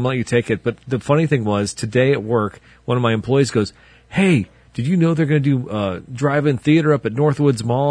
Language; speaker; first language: English; native; English